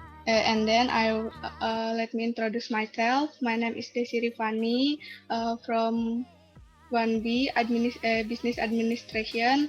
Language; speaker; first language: English; non-native, learner; Indonesian